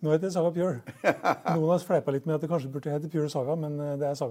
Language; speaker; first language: Norwegian; native; Norwegian